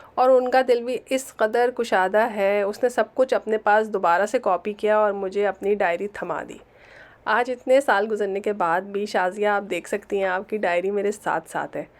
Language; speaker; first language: Urdu; native; Urdu